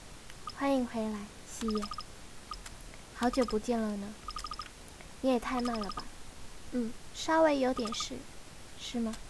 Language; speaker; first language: Chinese; native; Chinese